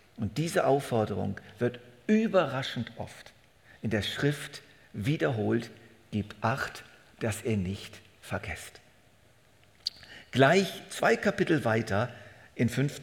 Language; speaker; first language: German; native; German